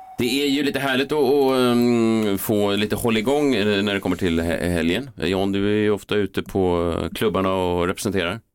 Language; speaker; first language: Swedish; native; Swedish